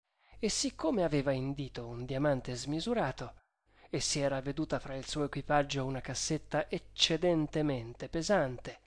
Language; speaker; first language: Italian; native; Italian